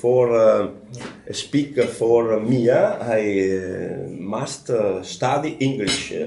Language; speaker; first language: English; non-native, learner; Italian